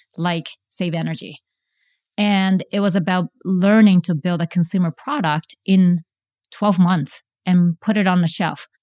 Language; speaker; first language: English; non-native, fluent; Japanese